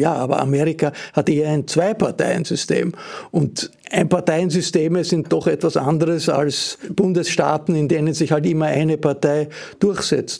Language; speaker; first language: German; native; German